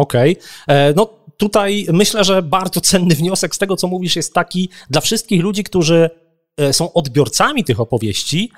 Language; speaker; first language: Polish; native; Polish